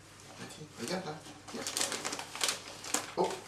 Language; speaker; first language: French; native; French